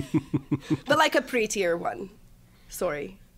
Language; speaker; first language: English; non-native, fluent; Russian